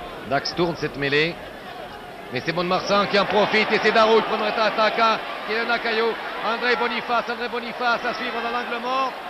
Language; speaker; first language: French; native; French